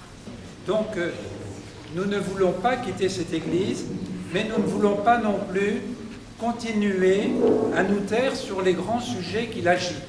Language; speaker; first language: French; native; French